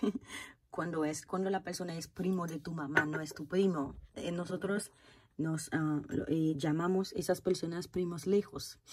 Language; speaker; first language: Spanish; non-native, fluent; Haitian Creole